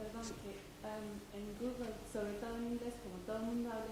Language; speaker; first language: Spanish; non-native, fluent; English